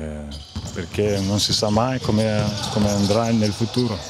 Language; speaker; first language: Italian; non-native, fluent; Lithuanian